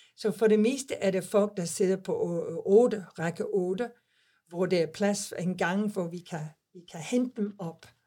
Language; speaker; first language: Danish; non-native, fluent; English